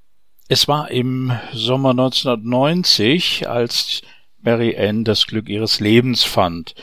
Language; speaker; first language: German; native; German